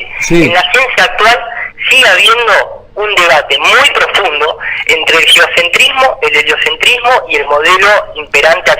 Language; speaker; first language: Spanish; native; Spanish